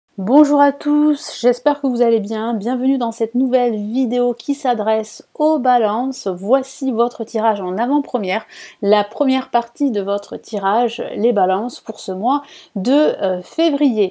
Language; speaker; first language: French; native; French